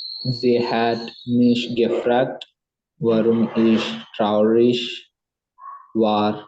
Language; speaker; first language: German; non-native, learner; Malayalam